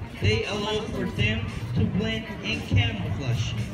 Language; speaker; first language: English; non-native, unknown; Spanish